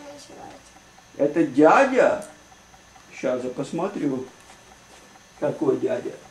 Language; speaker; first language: Russian; native; Russian